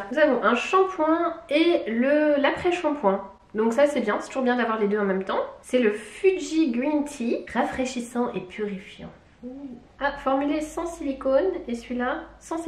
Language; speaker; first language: French; native; French